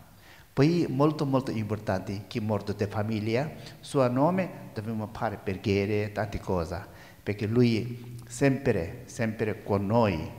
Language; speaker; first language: Italian; non-native, learner; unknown